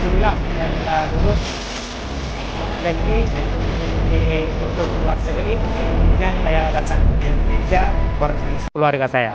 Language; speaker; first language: Indonesian; non-native, learner; Korean